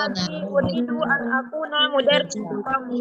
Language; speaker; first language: Arabic; non-native, learner; Indonesian